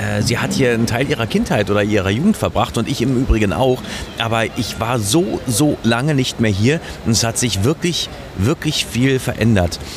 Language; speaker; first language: German; native; German